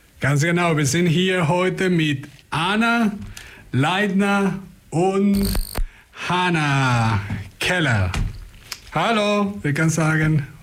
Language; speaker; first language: German; non-native, fluent; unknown